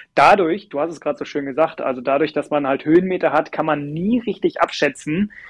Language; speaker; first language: German; native; German